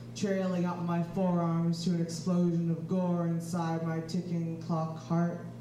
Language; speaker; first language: English; native; English